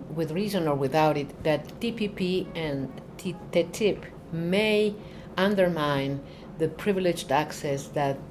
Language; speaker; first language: English; non-native, fluent; Spanish